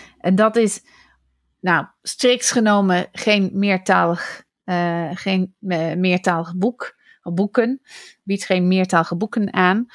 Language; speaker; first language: Dutch; non-native, fluent; English